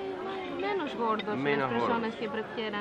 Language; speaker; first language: Spanish; non-native, fluent; Greek